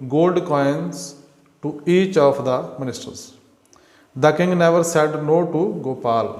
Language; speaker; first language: English; non-native, local second language; Punjabi